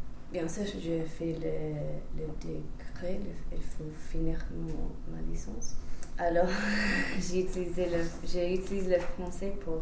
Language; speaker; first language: French; non-native, fluent; English